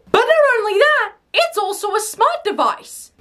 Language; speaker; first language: English; native; English